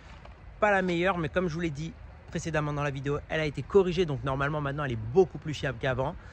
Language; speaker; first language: French; native; French